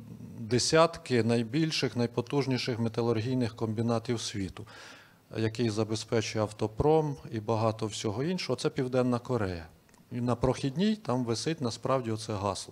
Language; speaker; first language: Ukrainian; native; Ukrainian